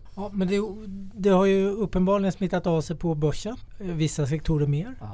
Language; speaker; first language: Swedish; native; Swedish